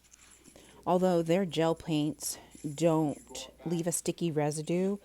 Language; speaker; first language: English; native; English